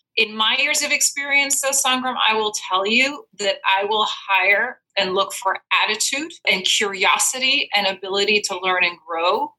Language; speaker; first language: English; non-native, fluent; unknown